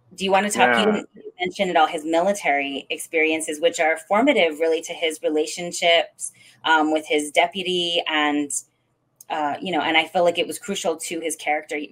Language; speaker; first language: English; native; English